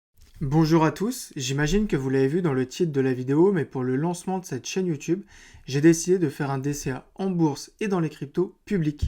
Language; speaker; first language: French; native; French